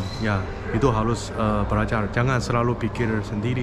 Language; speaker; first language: Indonesian; non-native, learner; Chinese